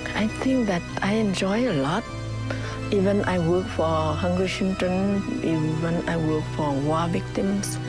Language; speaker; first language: English; non-native, fluent; Vietnamese